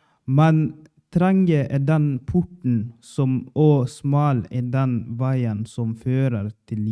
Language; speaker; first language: Swedish; non-native, learner; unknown